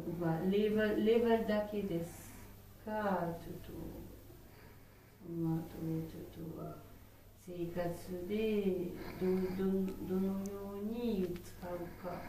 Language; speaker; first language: Japanese; non-native, fluent; French